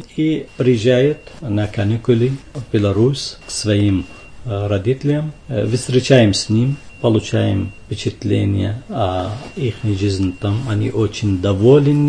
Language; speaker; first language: Russian; non-native, fluent; Arabic